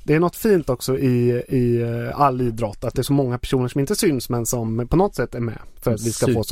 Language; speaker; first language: Swedish; native; Swedish